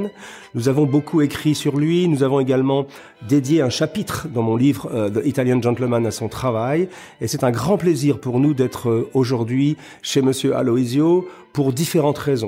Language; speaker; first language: French; native; French